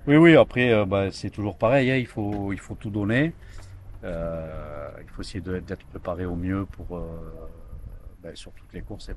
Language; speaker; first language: French; native; French